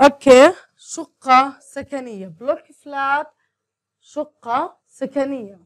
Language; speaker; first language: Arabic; native; Arabic